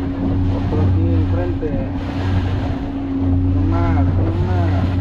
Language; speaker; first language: Spanish; native; Spanish